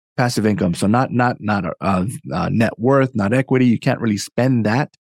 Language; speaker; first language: English; native; English